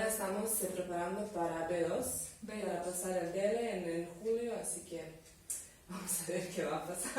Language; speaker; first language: Spanish; non-native, fluent; Serbian